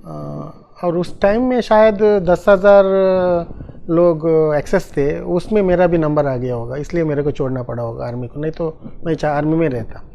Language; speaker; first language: Hindi; non-native, local second language; Tulu